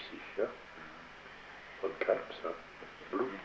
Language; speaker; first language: German; non-native, learner; French